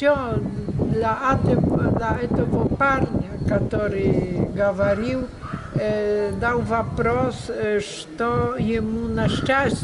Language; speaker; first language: Russian; non-native, learner; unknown